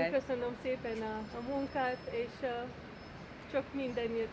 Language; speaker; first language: Hungarian; non-native, learner; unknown